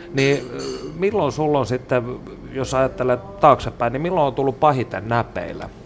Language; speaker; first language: Finnish; native; Finnish